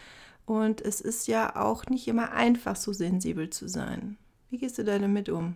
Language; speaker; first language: German; native; German